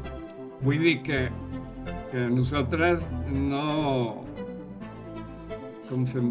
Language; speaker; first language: Catalan; non-native, fluent; Spanish